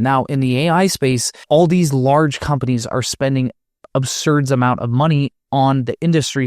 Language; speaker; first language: English; native; English